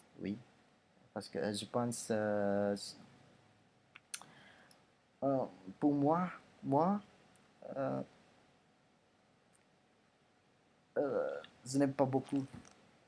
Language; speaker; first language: French; non-native, learner; Indonesian